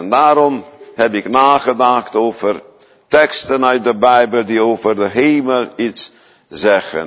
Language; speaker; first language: Dutch; non-native, fluent; Hungarian